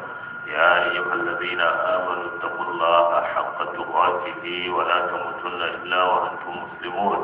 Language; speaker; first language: Arabic; non-native, fluent; Hausa